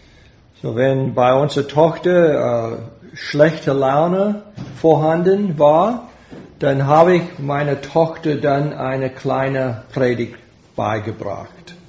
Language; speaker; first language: German; non-native, fluent; English